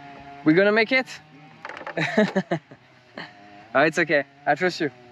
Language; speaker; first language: English; non-native, learner; French